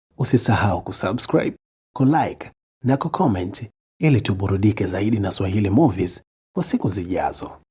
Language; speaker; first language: Swahili; native; Swahili